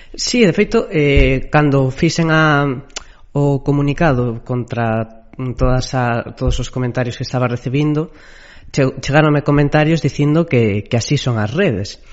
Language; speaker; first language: Galician; native; Galician